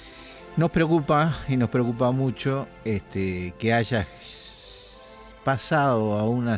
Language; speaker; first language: Spanish; native; Spanish